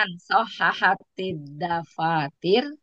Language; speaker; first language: Arabic; non-native, learner; Indonesian